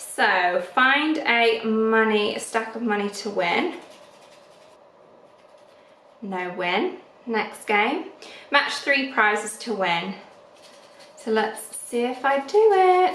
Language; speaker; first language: English; native; English